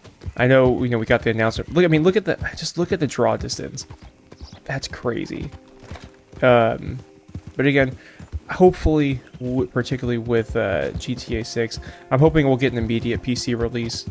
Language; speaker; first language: English; native; English